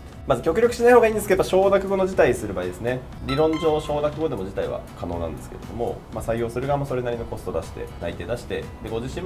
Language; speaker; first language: Japanese; native; Japanese